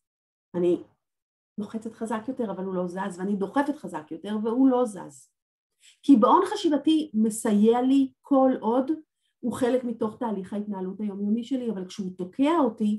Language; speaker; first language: Hebrew; native; Hebrew